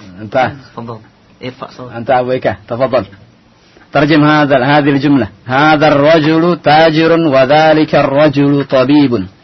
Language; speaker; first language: Arabic; non-native, fluent; Indonesian